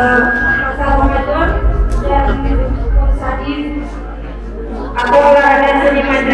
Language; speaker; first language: Indonesian; native; Indonesian